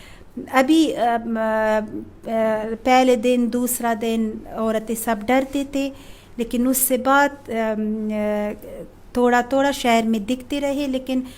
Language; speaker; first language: Hindi; non-native, fluent; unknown